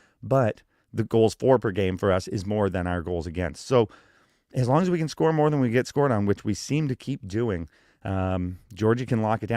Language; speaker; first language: English; native; English